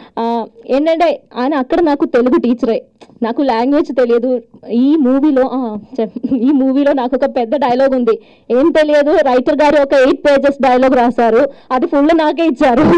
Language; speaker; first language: Telugu; non-native, learner; Malayalam